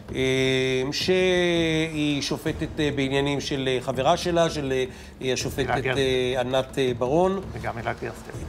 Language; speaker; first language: Hebrew; native; Hebrew